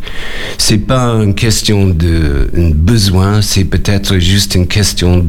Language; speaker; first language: French; non-native, learner; English